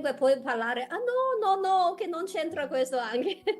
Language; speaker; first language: Italian; non-native, fluent; Chinese